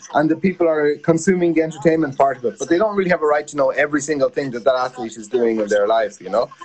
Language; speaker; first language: English; native; English